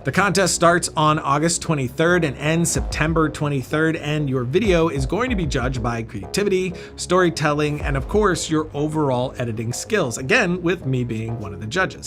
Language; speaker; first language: English; native; English